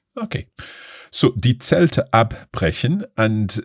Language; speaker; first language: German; non-native, learner; English